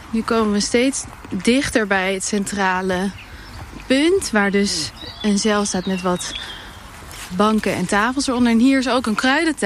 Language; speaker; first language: Dutch; native; Dutch